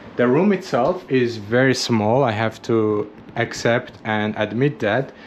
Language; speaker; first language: English; non-native, fluent; Azerbaijani